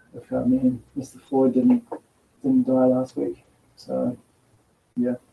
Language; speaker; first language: English; native; English